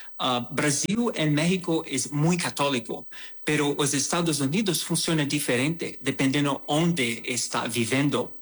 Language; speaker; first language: Portuguese; non-native, learner; Spanish